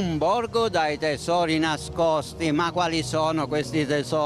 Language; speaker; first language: Italian; native; Italian